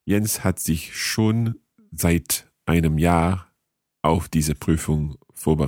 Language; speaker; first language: German; non-native, learner; English